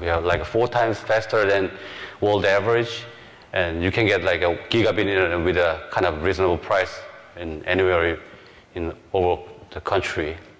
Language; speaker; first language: English; non-native, fluent; Korean